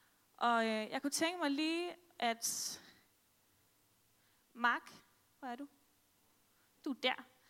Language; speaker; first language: Danish; native; Danish